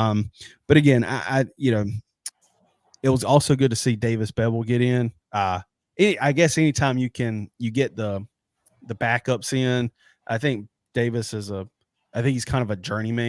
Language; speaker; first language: English; native; English